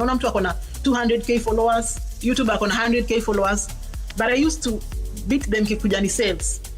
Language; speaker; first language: Swahili; native; Swahili